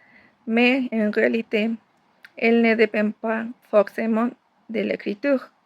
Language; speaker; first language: French; non-native, fluent; Spanish